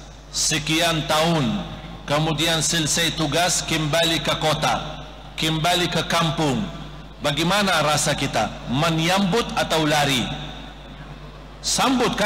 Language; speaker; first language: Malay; non-native, fluent; Arabic